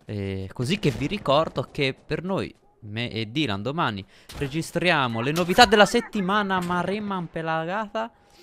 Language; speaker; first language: Italian; native; Italian